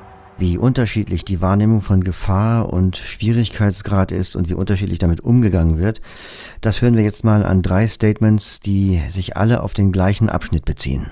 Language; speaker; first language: German; native; German